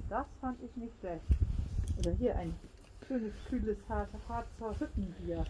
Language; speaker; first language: German; native; German